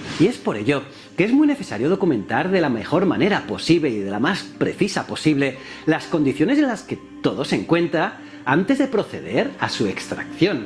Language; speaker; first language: Spanish; native; Spanish